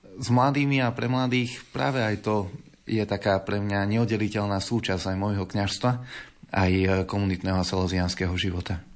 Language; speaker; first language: Slovak; native; Slovak